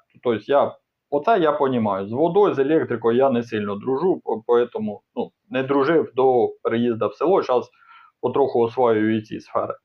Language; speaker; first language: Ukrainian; native; Ukrainian